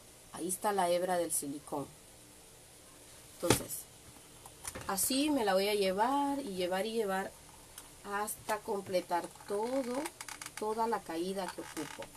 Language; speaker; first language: Spanish; native; Spanish